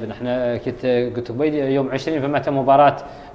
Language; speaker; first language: Arabic; native; Arabic